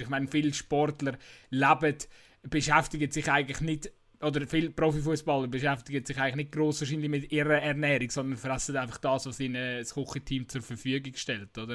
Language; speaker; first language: German; native; German